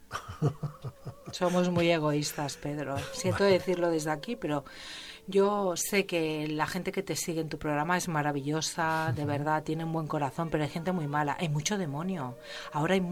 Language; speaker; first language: Spanish; native; Spanish